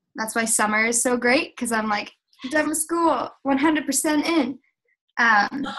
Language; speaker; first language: English; native; English